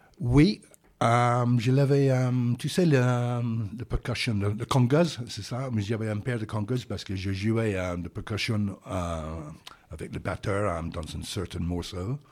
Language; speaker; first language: French; non-native, fluent; English